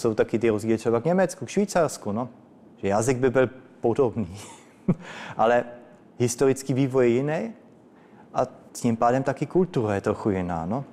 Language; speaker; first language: Czech; early bilingual, heritage; Czech